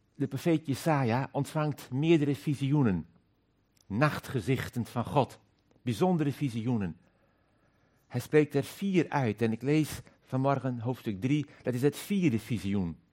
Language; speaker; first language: Dutch; non-native, local second language; Western Frisian